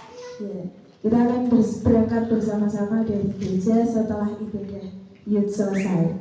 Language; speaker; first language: Indonesian; native; Indonesian